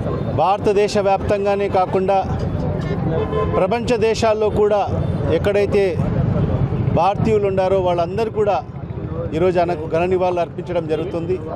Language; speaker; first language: Telugu; native; Telugu